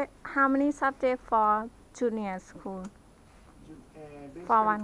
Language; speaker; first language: English; non-native, fluent; Thai